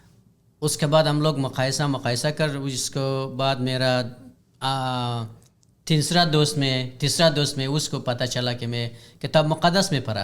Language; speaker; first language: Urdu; non-native, learner; Hazaragi